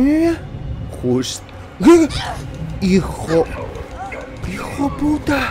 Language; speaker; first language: Spanish; native; Spanish